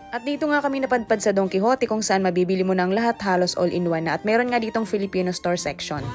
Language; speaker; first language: Filipino; native; Filipino